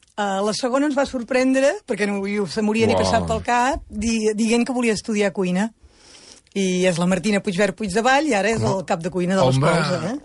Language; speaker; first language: Catalan; native; Catalan